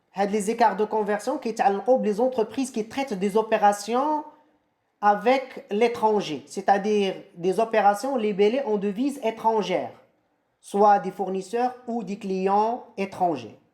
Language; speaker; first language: French; non-native, local second language; Arabic